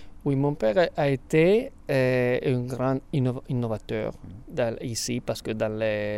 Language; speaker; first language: French; non-native, fluent; Italian